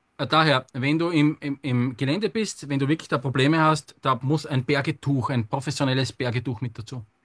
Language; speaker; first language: German; native; German